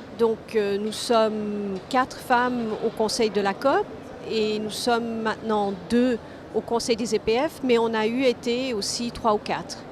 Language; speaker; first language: French; non-native, fluent; English